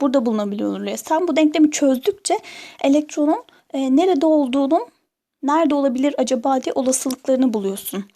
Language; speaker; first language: Turkish; native; Turkish